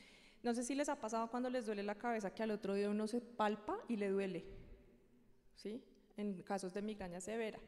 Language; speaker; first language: Spanish; native; Spanish